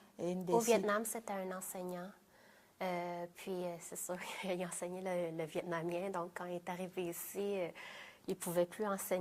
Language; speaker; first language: French; early bilingual, other home language; Vietnamese